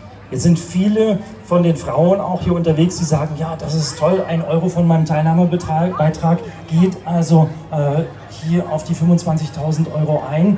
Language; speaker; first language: German; native; German